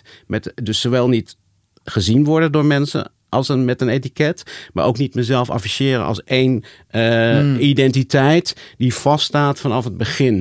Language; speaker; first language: Dutch; native; Dutch